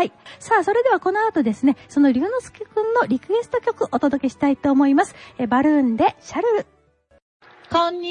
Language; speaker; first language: Japanese; native; Japanese